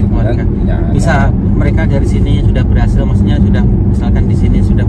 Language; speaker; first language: Indonesian; native; Indonesian